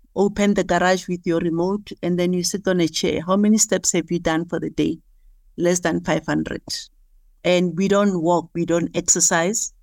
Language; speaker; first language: English; non-native, local second language; Southern Sotho